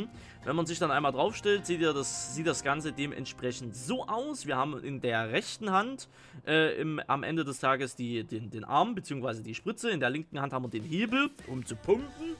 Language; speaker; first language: German; native; German